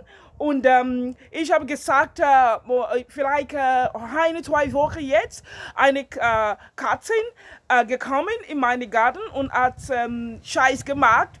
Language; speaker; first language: German; non-native, learner; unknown